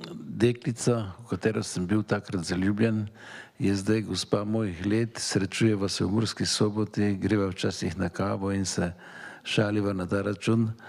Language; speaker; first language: Slovenian; native; Slovenian